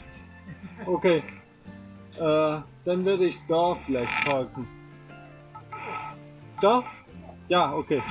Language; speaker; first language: German; non-native, fluent; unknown